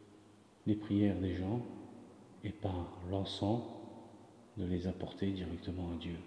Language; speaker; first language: French; native; French